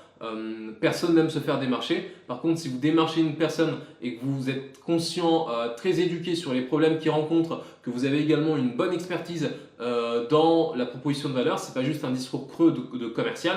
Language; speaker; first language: French; native; French